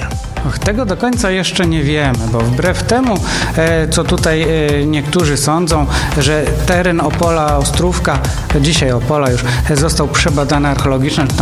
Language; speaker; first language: Polish; native; Polish